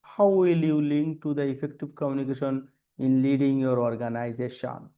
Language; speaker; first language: English; non-native, local second language; Bangla